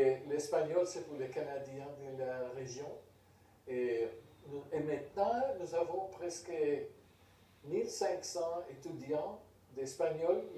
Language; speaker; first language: French; non-native, fluent; Spanish